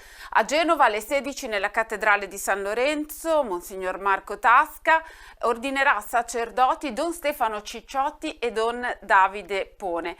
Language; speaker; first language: Italian; native; Italian